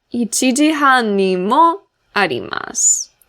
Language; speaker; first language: Japanese; non-native, fluent; English